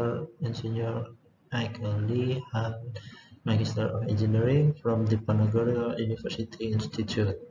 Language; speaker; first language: English; non-native, learner; Indonesian